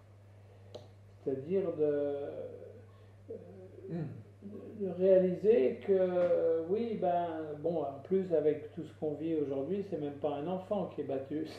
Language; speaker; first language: French; native; French